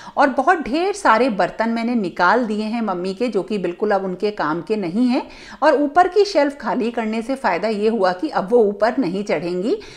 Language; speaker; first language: Hindi; native; Hindi